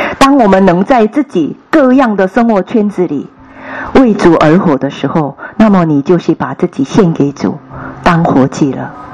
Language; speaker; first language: Chinese; non-native, fluent; Korean